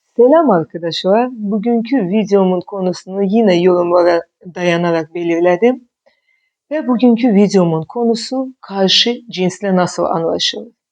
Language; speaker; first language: Turkish; non-native, fluent; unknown